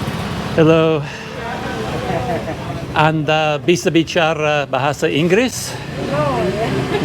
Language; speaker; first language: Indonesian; non-native, learner; English